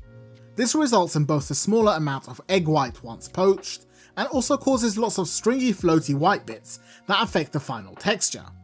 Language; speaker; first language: English; native; English